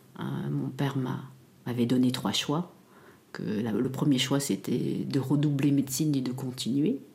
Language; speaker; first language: French; early bilingual, other home language; Khmer